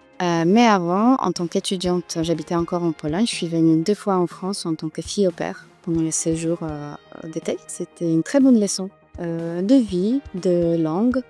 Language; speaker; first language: French; non-native, fluent; Polish